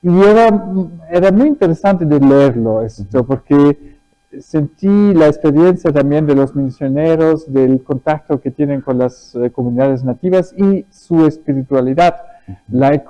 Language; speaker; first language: Spanish; early bilingual, other home language; German